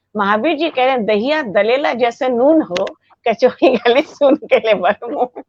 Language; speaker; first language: Hindi; native; Hindi